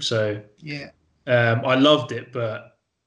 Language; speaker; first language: English; native; English